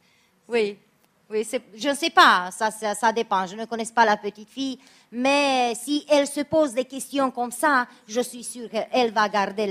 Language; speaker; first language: French; non-native, fluent; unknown